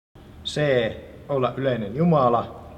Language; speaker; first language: Finnish; native; Finnish